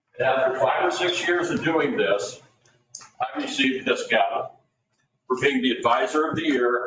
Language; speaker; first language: English; native; English